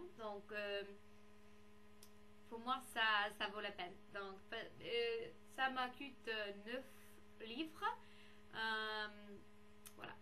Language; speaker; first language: French; non-native, fluent; English